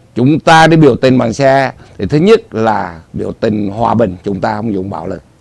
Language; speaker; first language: Vietnamese; native; Vietnamese